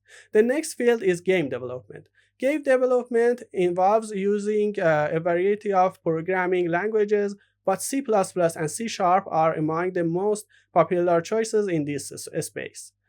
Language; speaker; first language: English; non-native, fluent; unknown